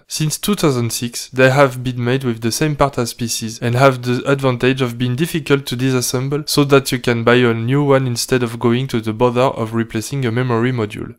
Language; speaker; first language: English; non-native, fluent; French